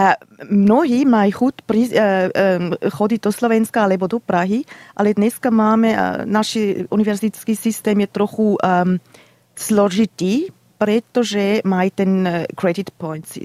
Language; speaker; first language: Slovak; non-native, learner; German